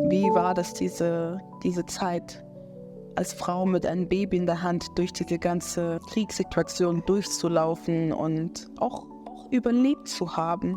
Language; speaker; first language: German; early bilingual, other home language; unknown